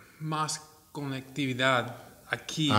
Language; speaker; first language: Spanish; non-native, learner; English